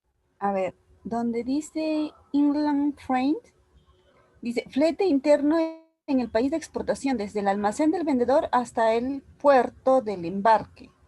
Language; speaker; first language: Spanish; native; Spanish